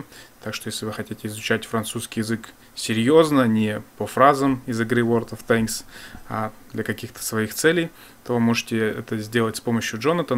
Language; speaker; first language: Russian; native; Russian